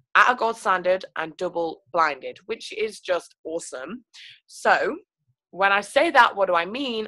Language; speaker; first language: English; native; English